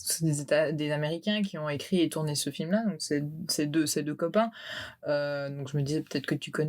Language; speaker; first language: French; native; French